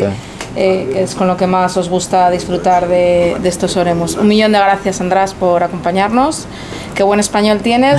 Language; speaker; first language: Spanish; native; Spanish